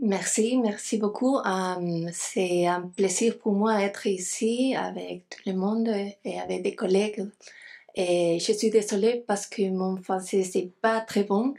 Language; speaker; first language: French; non-native, fluent; Spanish